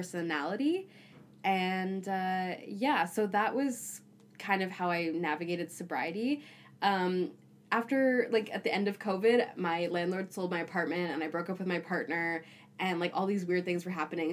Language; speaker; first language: English; native; English